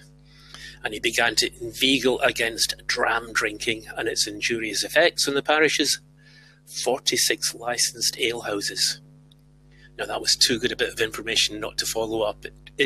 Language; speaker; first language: English; native; English